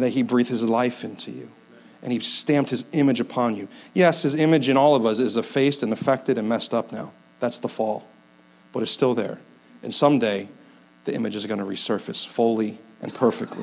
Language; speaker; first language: English; native; English